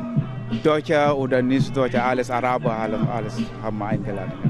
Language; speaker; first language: German; non-native, learner; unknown